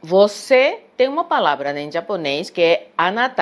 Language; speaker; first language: Portuguese; non-native, fluent; Japanese